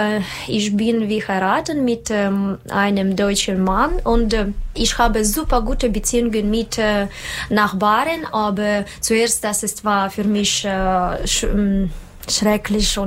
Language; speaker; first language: German; non-native, learner; Russian